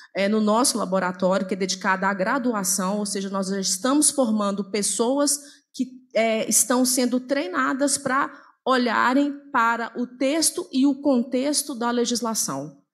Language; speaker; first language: Portuguese; native; Portuguese